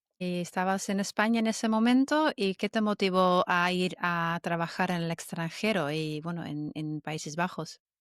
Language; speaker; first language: Spanish; non-native, fluent; Dutch